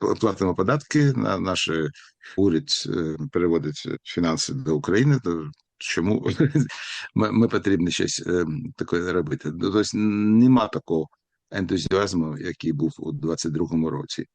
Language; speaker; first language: Ukrainian; non-native, local second language; Russian